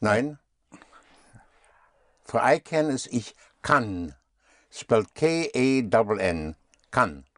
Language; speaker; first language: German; non-native, fluent; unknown